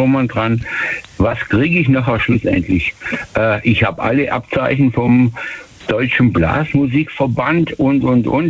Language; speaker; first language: German; native; German